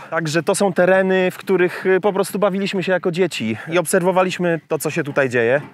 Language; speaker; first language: Polish; native; Polish